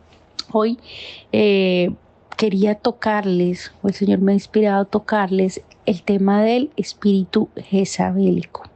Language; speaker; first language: Spanish; native; Spanish